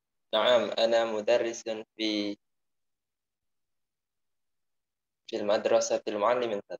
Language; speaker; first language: Arabic; non-native, learner; Indonesian